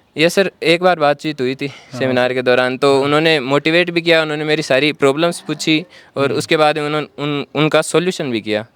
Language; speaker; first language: Hindi; native; Hindi